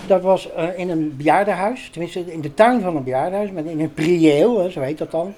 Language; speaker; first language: Dutch; native; Dutch